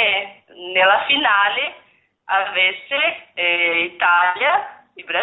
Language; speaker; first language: Italian; non-native, learner; Portuguese